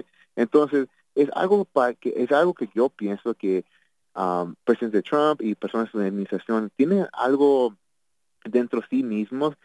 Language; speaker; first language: Spanish; early bilingual, heritage; Spanish